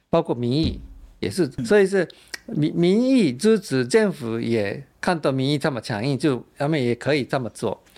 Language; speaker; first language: Chinese; non-native, fluent; Japanese